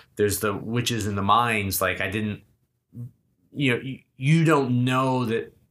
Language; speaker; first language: English; native; English